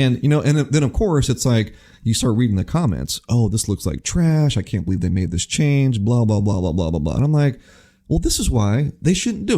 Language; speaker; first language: English; native; English